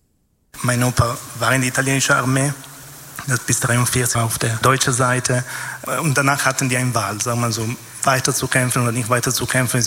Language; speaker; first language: German; non-native, fluent; Italian